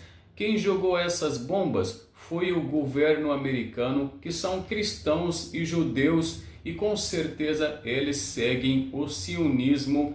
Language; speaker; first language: Portuguese; non-native, learner; Arabic